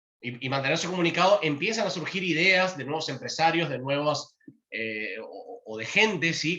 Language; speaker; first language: Spanish; native; Spanish